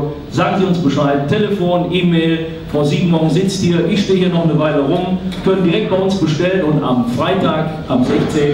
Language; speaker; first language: German; native; German